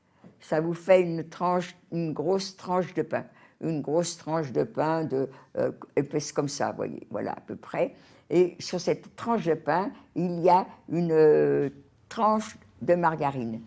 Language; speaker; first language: French; native; French